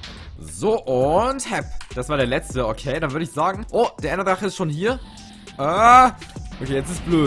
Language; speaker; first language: German; native; German